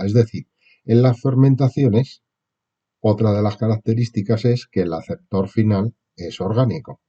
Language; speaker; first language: Spanish; native; Spanish